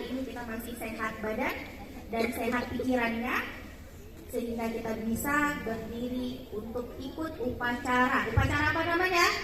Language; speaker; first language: Indonesian; native; Indonesian